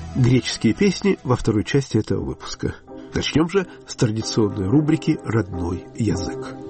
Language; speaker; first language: Russian; native; Russian